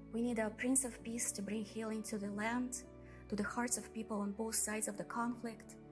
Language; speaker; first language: English; non-native, fluent; Russian